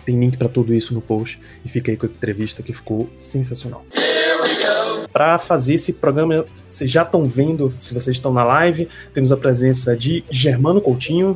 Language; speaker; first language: Portuguese; native; Portuguese